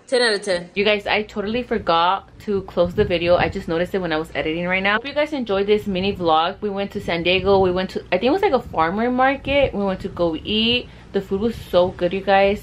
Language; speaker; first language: English; early bilingual, other home language; Spanish